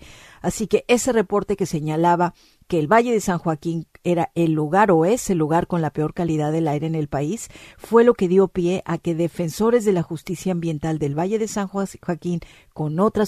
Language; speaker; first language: Spanish; native; Spanish